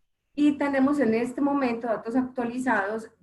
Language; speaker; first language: Spanish; native; Spanish